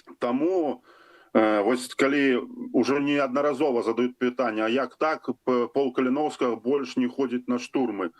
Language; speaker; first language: Belarusian; non-native, local second language; Russian